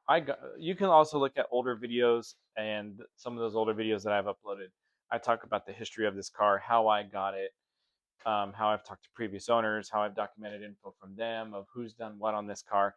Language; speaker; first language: English; native; English